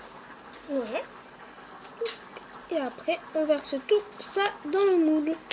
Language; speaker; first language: French; native; French